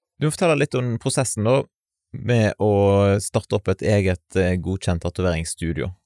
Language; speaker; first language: Norwegian; native; Norwegian